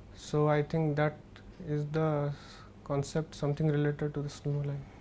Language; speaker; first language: English; non-native, local second language; Odia